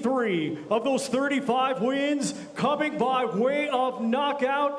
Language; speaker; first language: English; native; English